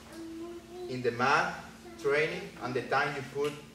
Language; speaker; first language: English; non-native, learner; Spanish